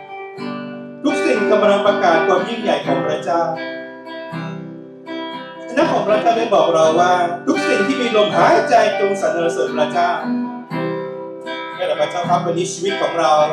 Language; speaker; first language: Thai; native; Thai